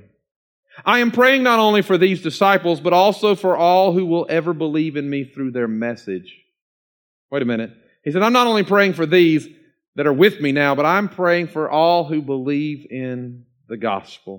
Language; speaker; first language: English; native; English